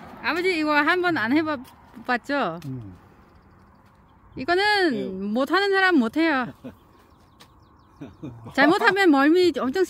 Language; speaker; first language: Korean; non-native, learner; Vietnamese